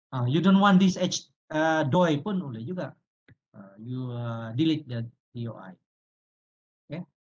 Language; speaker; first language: English; non-native, local second language; Malay